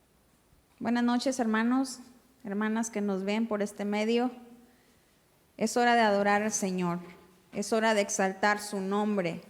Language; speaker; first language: Spanish; native; Spanish